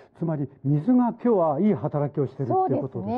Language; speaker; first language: Japanese; native; Japanese